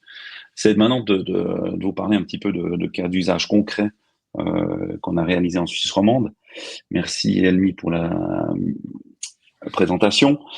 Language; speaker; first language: French; native; French